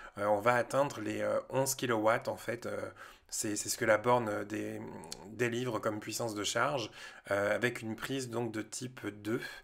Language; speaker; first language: French; native; French